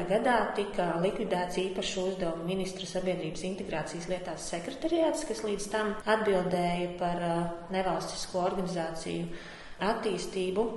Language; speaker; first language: Latvian; native; Latvian